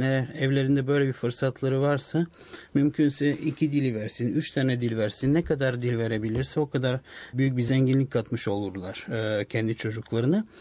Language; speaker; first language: Turkish; non-native, fluent; Bulgarian